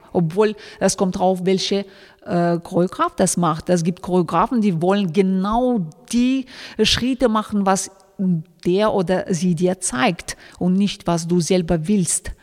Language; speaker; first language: German; non-native, fluent; Russian